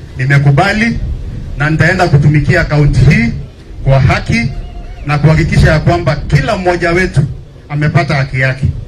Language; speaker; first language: Swahili; non-native, local second language; Masai